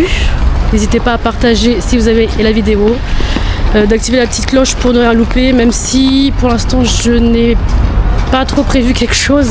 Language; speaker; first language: French; native; French